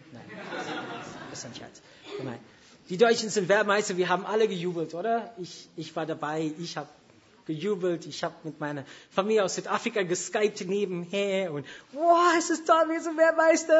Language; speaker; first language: German; non-native, fluent; English